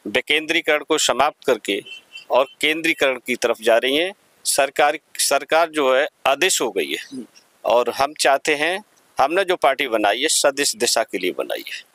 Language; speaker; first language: Hindi; native; Hindi